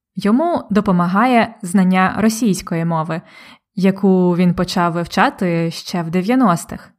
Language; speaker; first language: Ukrainian; native; Ukrainian